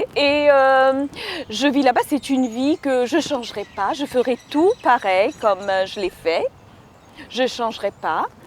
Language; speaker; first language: French; non-native, local second language; Morisyen